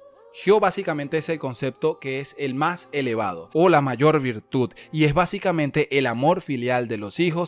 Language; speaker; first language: Spanish; native; Spanish